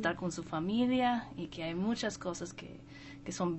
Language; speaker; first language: Spanish; non-native, fluent; English